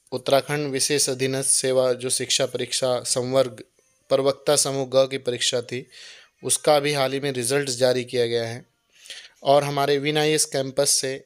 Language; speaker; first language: Hindi; native; Hindi